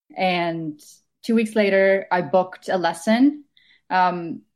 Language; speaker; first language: English; non-native, fluent; Estonian